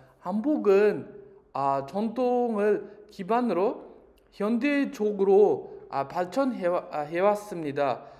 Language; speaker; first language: Korean; non-native, fluent; Uzbek